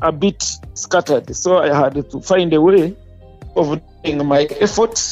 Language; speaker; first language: English; non-native, local second language; Nyankole